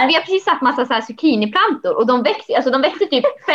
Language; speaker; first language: Swedish; native; Swedish